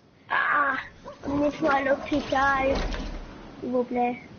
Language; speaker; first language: French; native; French